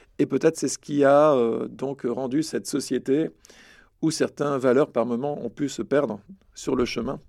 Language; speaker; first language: French; native; French